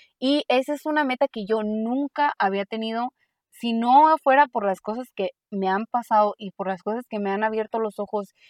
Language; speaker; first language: Spanish; early bilingual, heritage; Spanish